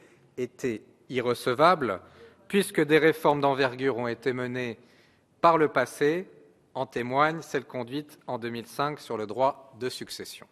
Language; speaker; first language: French; native; French